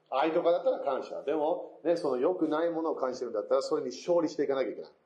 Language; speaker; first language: Japanese; non-native, fluent; English